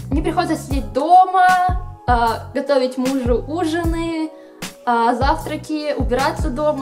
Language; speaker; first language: Russian; native; Russian